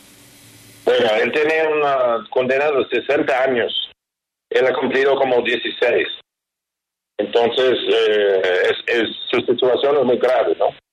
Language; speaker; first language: Spanish; non-native, fluent; English